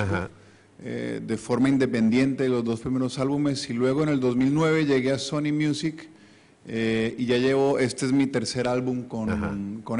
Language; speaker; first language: Spanish; native; Spanish